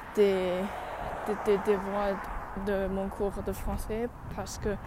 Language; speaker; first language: French; non-native, learner; Chinese